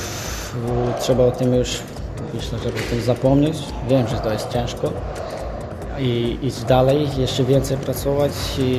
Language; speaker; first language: Polish; non-native, fluent; Armenian